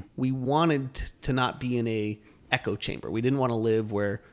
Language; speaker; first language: English; native; English